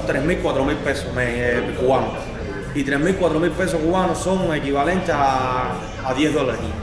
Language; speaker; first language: Spanish; native; Spanish